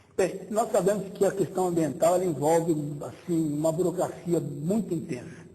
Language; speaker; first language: Portuguese; native; Portuguese